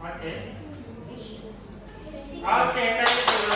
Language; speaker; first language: English; non-native, learner; Indonesian